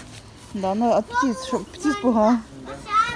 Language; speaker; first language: Russian; native; Russian